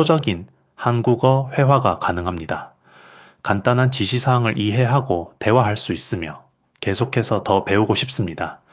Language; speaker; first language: Korean; non-native, fluent; Urdu